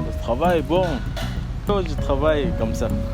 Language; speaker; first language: French; non-native, learner; Arabic